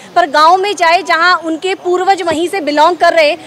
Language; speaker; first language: Hindi; native; Hindi